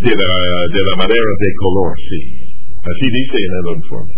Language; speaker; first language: Spanish; non-native, fluent; English